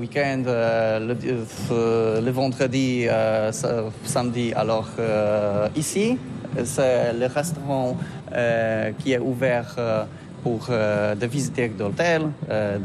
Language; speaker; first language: French; non-native, learner; Polish